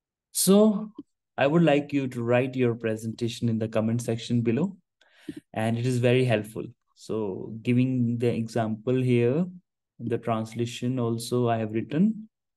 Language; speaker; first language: English; non-native, local second language; Hindi